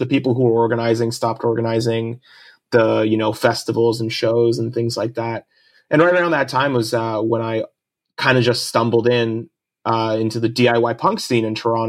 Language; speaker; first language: English; early bilingual, other home language; Japanese